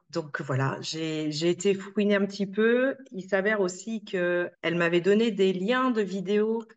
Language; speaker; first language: French; native; French